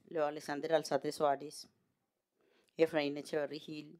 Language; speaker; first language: Spanish; native; Spanish